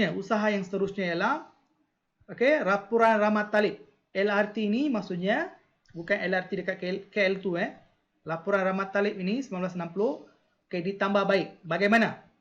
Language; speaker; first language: Malay; non-native, local second language; Tamil